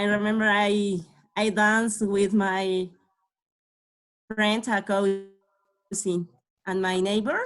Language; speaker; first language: English; non-native, learner; Spanish